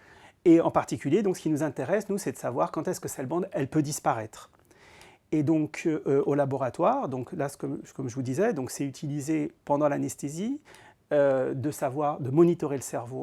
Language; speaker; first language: French; native; French